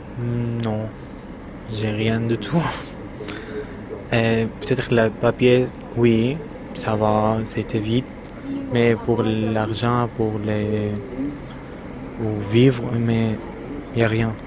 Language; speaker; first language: French; non-native, learner; Arabic